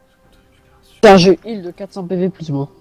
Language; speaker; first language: French; native; French